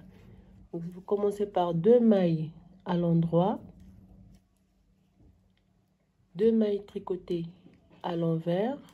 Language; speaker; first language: French; non-native, local second language; Arabic